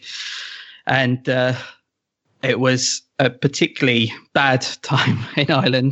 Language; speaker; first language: English; native; English